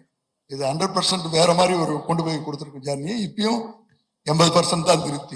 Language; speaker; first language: Tamil; native; Tamil